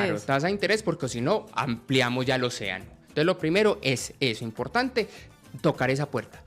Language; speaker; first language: Spanish; native; Spanish